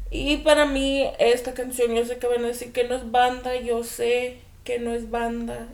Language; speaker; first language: Spanish; early bilingual, other home language; English